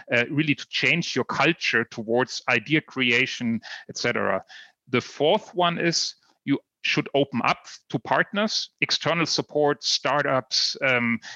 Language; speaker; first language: English; non-native, fluent; German